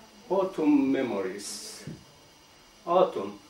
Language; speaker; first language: English; non-native, fluent; Turkish